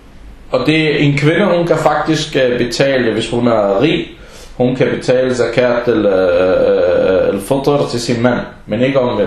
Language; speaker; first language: Danish; non-native, fluent; Arabic